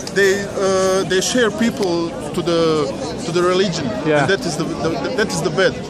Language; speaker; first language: English; non-native, learner; Bosnian